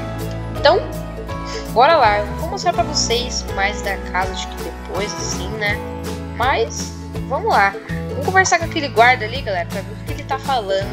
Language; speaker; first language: Portuguese; native; Portuguese